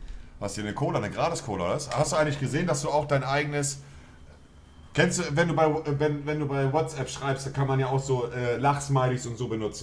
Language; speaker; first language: German; native; German